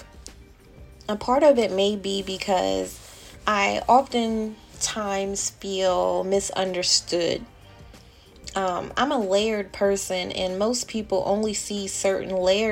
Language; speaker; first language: English; native; English